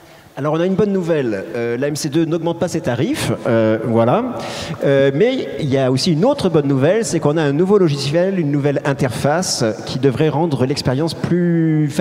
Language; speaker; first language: French; native; French